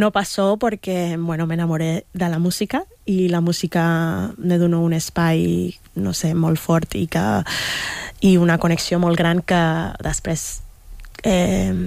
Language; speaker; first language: Catalan; non-native, fluent; Spanish